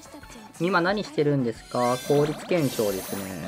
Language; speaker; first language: Japanese; native; Japanese